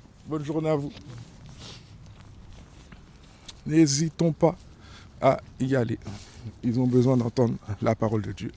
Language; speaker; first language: French; native; French